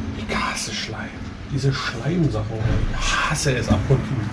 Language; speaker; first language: German; native; German